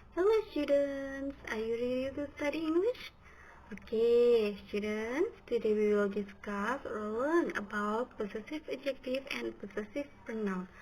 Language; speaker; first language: English; non-native, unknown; Indonesian